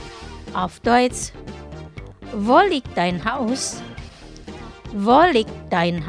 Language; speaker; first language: German; non-native, fluent; Indonesian